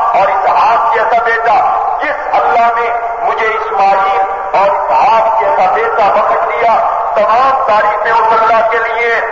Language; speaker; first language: Urdu; non-native, local second language; Punjabi